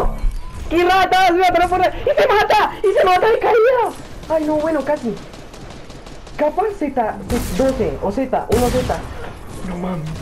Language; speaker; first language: Spanish; native; Spanish